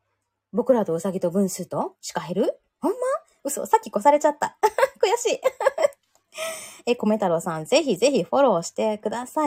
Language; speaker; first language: Japanese; native; Japanese